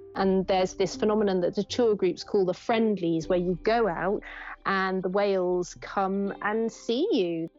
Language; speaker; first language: English; native; English